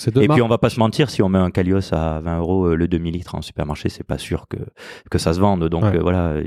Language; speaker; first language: French; native; French